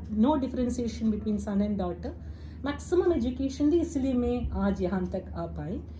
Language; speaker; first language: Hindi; non-native, local second language; Malayalam